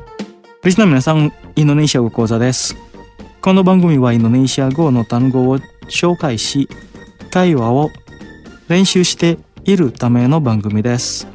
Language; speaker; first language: Japanese; non-native, fluent; Indonesian